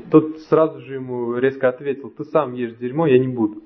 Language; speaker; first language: Russian; native; Russian